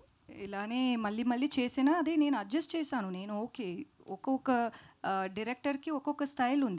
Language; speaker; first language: Telugu; non-native, local second language; Tamil